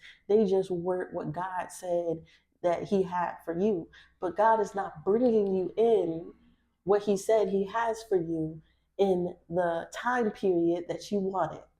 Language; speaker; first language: English; native; English